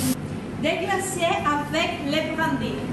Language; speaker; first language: French; non-native, learner; Greek